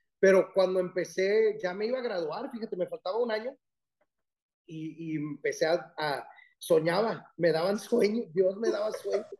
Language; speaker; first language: Spanish; early bilingual, heritage; Spanish